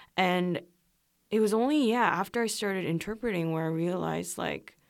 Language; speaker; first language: English; non-native, fluent; Korean